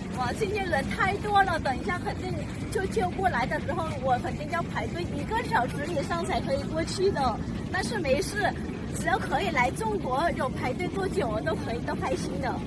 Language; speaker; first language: Chinese; non-native, learner; Vietnamese